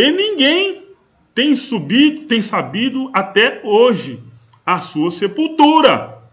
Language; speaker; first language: Portuguese; native; Portuguese